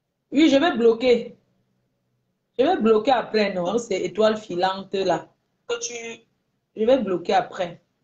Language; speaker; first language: French; non-native, local second language; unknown